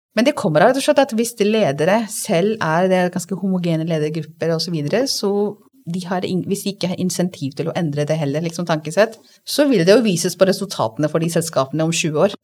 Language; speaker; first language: Norwegian; non-native, fluent; Hindi